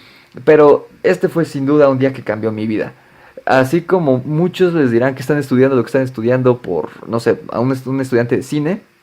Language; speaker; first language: Spanish; native; Spanish